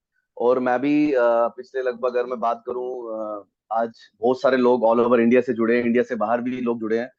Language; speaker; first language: Hindi; native; Hindi